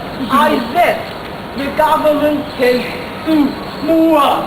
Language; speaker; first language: English; non-native, learner; Cantonese